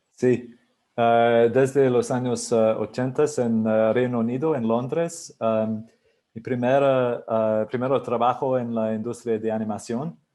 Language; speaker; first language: Spanish; non-native, learner; English